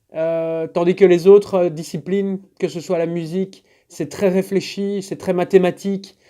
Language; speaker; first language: French; native; French